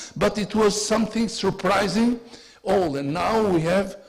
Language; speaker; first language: English; non-native, learner; Albanian